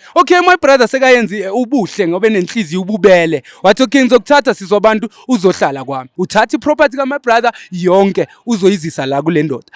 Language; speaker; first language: Zulu; non-native, local second language; Xhosa